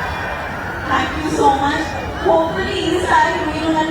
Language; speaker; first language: Telugu; non-native, learner; Hindi